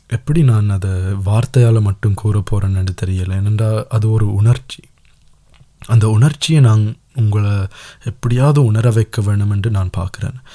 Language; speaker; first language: Tamil; early bilingual, heritage; Tamil